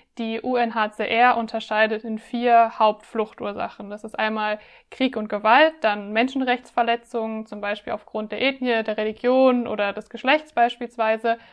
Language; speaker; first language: German; native; German